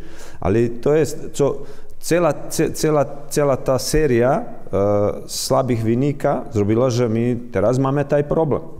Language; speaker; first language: Polish; non-native, learner; Croatian